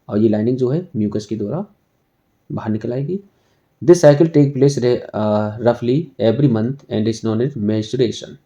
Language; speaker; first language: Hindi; native; Hindi